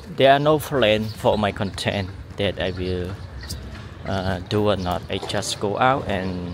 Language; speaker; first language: English; non-native, learner; Khmer